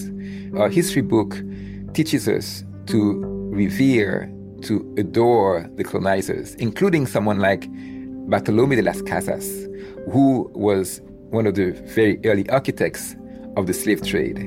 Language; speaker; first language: English; non-native, fluent; Haitian Creole